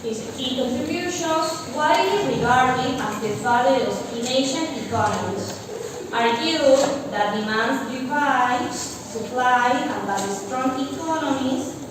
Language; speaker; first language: English; non-native, fluent; Spanish